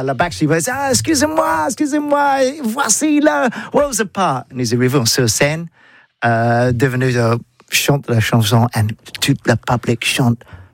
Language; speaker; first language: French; non-native, learner; English